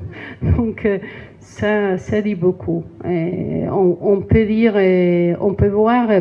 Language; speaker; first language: French; non-native, learner; Spanish